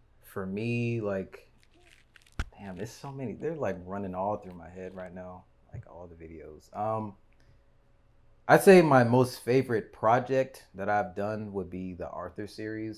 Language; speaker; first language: English; native; English